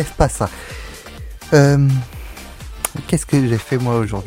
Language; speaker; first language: French; native; French